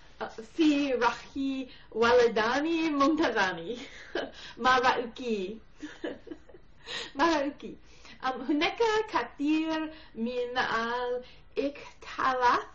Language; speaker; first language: Arabic; non-native, learner; English